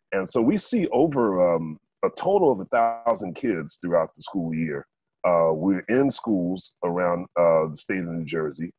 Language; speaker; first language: English; native; English